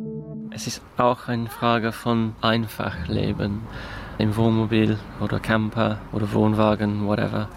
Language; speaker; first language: German; non-native, learner; English